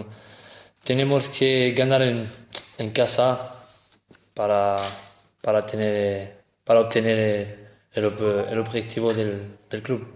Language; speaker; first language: Spanish; non-native, learner; French